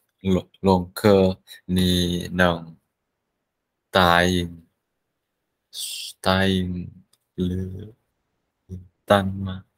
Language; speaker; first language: Chinese; non-native, learner; Vietnamese